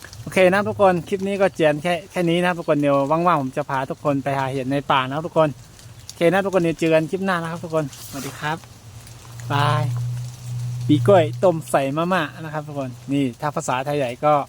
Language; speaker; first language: Thai; non-native, local second language; Shan